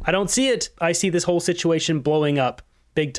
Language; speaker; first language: English; native; English